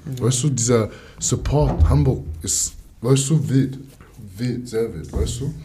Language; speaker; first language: German; early bilingual, other home language; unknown